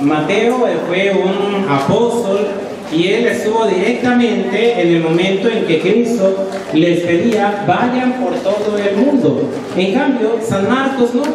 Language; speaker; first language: Spanish; native; Spanish